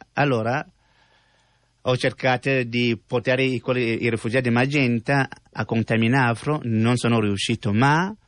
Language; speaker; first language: Italian; non-native, learner; French